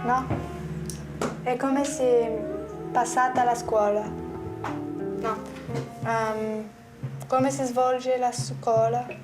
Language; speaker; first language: Italian; non-native, learner; French